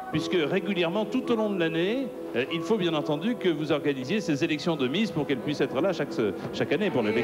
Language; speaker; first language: French; native; French